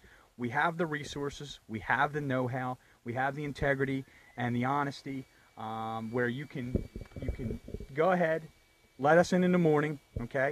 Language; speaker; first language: English; native; English